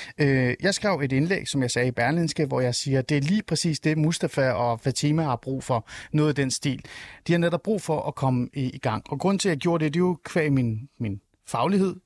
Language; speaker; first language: Danish; early bilingual, other home language; Somali